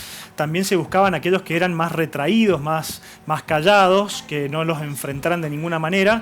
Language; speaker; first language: Spanish; native; Spanish